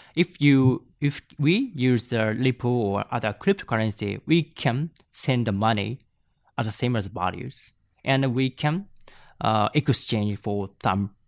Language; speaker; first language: English; non-native, learner; Japanese